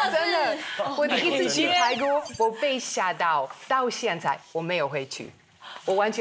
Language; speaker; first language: Chinese; non-native, fluent; Hungarian